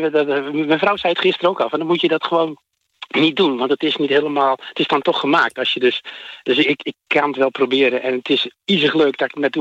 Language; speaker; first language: Dutch; native; Dutch